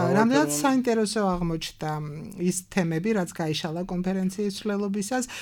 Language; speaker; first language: Georgian; native; Georgian